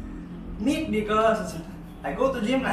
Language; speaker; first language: English; non-native, learner; Filipino